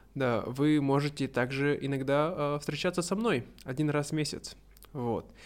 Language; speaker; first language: Russian; native; Russian